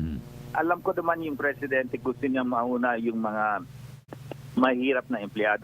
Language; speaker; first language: Filipino; native; Filipino